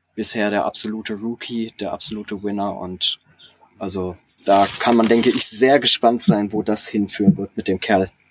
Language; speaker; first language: German; native; German